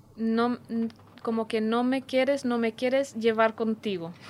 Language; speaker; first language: Spanish; non-native, fluent; Romanian